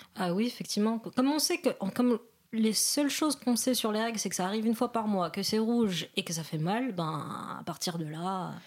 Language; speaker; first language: French; non-native, local second language; Arabic